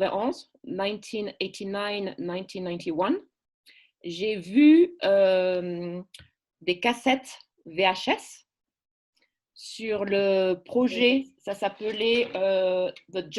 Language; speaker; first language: French; native; French